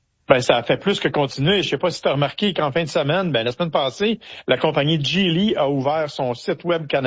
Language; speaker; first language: French; native; French